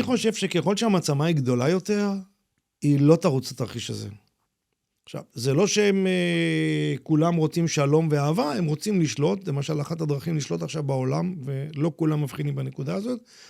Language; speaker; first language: Hebrew; native; Hebrew